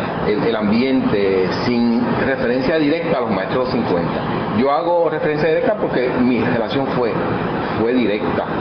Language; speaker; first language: Spanish; native; Spanish